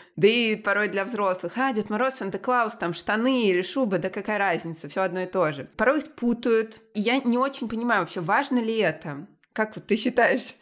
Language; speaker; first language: Russian; native; Russian